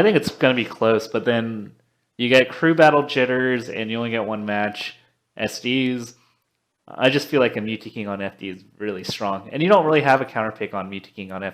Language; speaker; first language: English; native; English